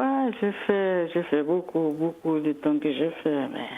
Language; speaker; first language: French; non-native, learner; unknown